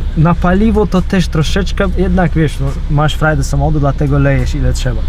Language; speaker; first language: Polish; non-native, fluent; Chechen